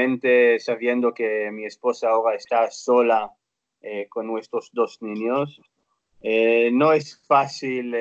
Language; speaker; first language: Spanish; non-native, fluent; Hebrew